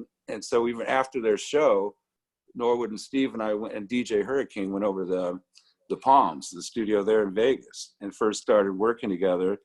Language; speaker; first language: English; native; English